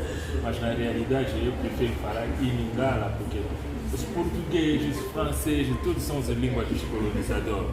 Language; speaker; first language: Portuguese; non-native, learner; Luba-Lulua